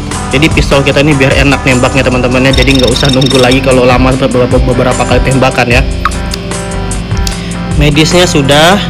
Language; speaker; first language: Indonesian; native; Indonesian